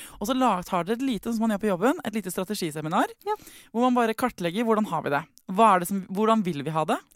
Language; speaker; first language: Norwegian; native; Norwegian